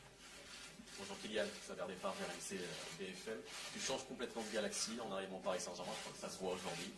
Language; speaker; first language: French; native; French